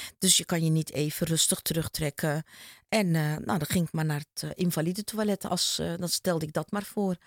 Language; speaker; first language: Dutch; early bilingual, other home language; Turkish